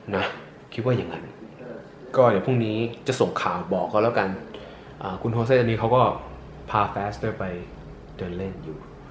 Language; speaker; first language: Thai; native; Thai